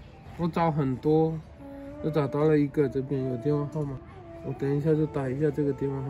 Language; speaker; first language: Chinese; non-native, fluent; Hindi